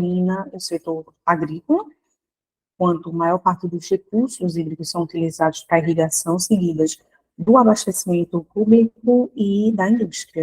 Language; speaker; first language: Portuguese; native; Portuguese